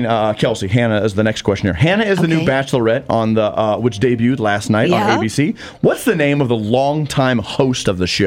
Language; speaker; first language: English; native; English